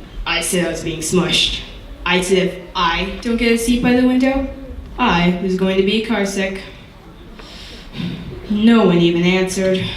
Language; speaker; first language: English; native; English